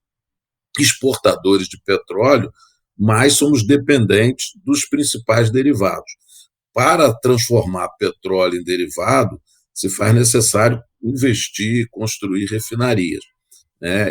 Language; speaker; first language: Portuguese; native; Portuguese